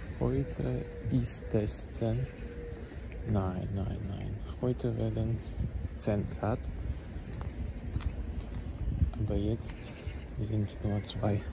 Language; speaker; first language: German; non-native, learner; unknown